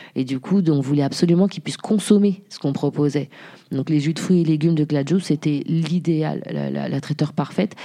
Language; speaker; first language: French; early bilingual, other home language; Haitian Creole